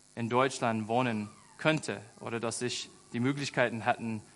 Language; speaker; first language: German; non-native, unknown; English